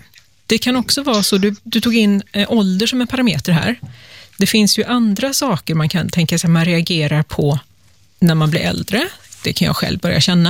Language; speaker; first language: Swedish; native; Swedish